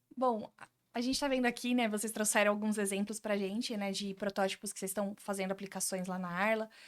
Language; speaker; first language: Portuguese; native; Portuguese